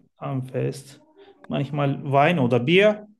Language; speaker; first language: German; non-native, learner; Turkish